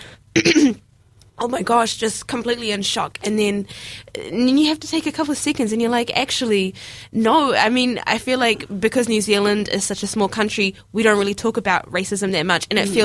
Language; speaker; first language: English; native; English